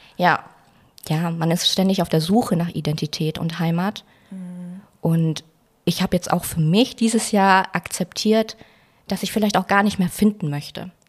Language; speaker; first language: German; native; German